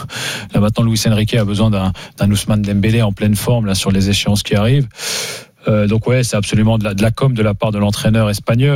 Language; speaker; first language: French; native; French